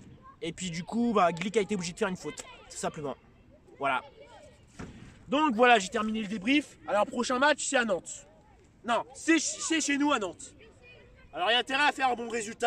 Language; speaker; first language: French; native; French